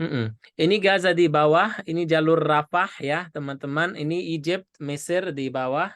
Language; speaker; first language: Indonesian; non-native, fluent; Arabic